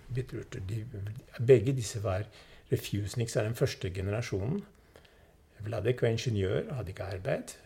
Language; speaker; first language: Norwegian; early bilingual, other home language; Swedish